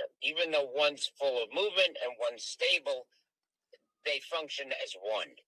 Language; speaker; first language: English; native; English